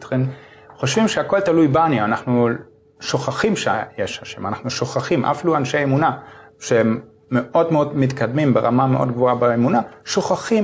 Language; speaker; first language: Hebrew; non-native, fluent; German